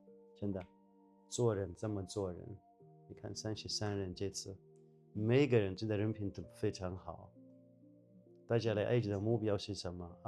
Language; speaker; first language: Chinese; non-native, fluent; Arabic